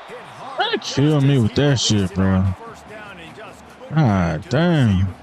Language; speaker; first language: English; native; English